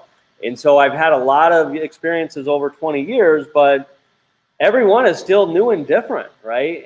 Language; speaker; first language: English; native; English